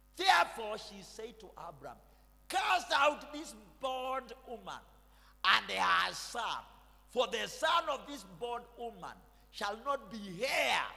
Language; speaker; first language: English; non-native, local second language; Swahili